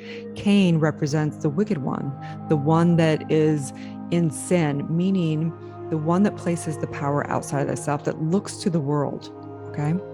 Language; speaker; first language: English; native; English